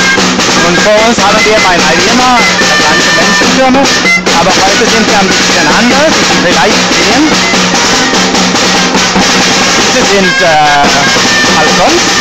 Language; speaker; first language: German; non-native, learner; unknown